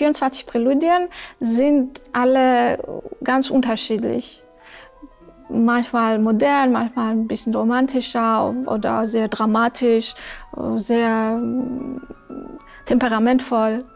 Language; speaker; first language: German; non-native, fluent; Georgian